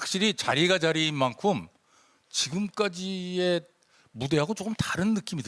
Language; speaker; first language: Korean; native; Korean